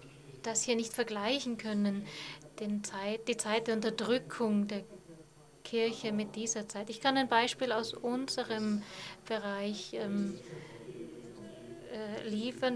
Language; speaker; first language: German; non-native, fluent; Romanian